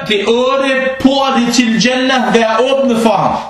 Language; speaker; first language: Danish; early bilingual, other home language; Arabic